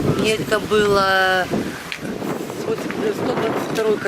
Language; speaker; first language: Russian; native; Russian